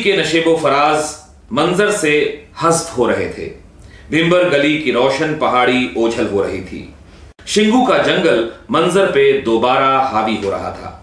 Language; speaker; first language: Urdu; native; Urdu